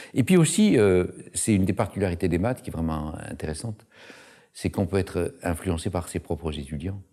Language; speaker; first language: French; native; French